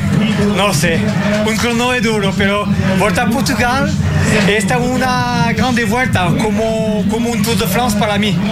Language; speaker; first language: Portuguese; non-native, learner; French